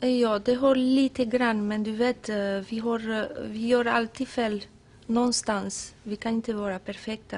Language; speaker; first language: Swedish; non-native, fluent; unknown